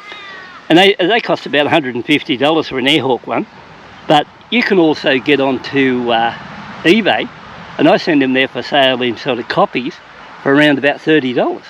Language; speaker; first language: English; native; English